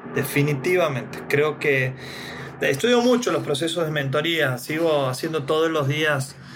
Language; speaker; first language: Spanish; native; Spanish